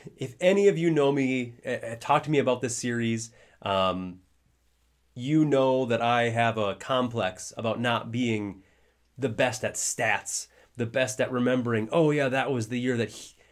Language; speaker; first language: English; native; English